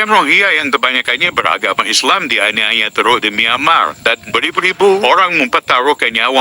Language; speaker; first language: Malay; native; Malay